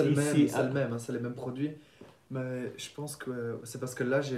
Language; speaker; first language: French; native; French